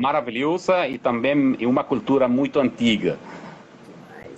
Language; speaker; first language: Portuguese; non-native, fluent; Arabic